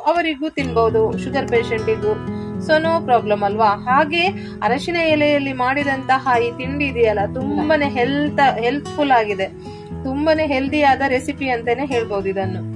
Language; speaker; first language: Kannada; non-native, local second language; Tulu